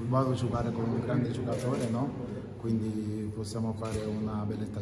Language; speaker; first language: Italian; non-native, learner; Spanish